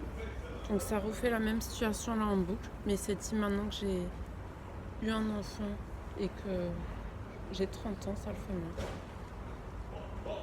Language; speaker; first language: French; native; French